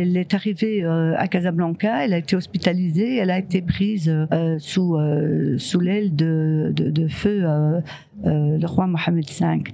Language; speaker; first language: French; early bilingual, other home language; Riffian